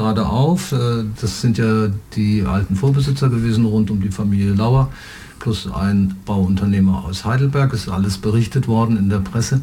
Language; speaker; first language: German; native; German